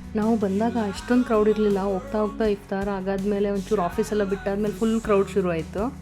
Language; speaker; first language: Kannada; native; Kannada